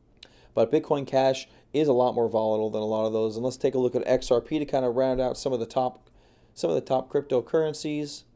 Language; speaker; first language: English; native; English